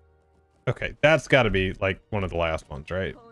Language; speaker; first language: English; native; English